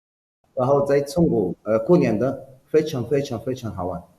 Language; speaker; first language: Chinese; non-native, fluent; Arabic